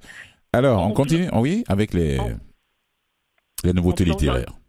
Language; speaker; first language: French; native; French